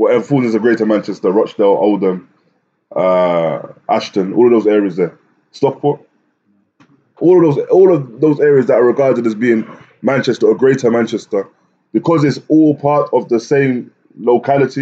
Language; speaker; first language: English; native; English